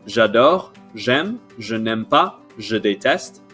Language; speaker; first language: French; non-native, fluent; English